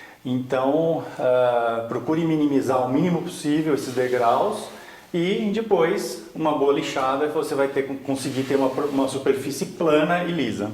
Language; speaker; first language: Portuguese; native; Portuguese